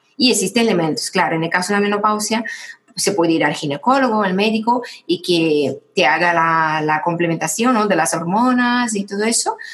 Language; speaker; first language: Spanish; non-native, fluent; Portuguese